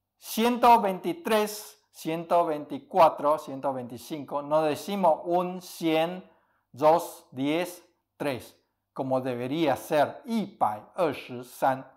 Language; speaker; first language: Spanish; early bilingual, other home language; Chinese